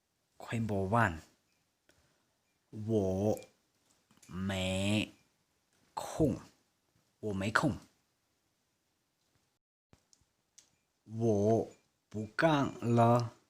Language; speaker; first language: Chinese; non-native, fluent; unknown